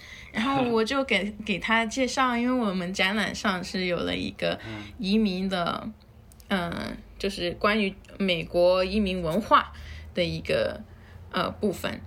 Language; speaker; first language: Chinese; non-native, fluent; Spanish